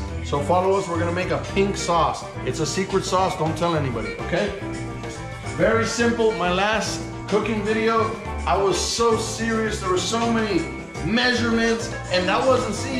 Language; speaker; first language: English; native; English